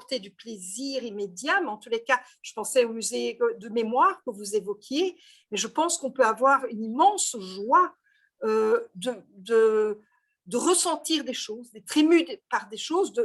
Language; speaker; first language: French; native; French